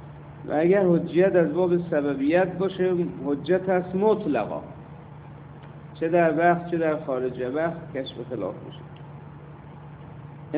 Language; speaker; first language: Persian; native; Persian